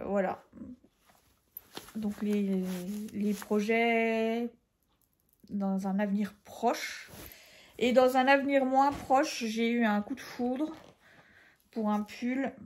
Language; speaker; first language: French; native; French